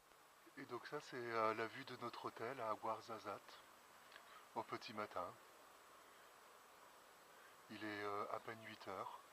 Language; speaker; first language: French; native; French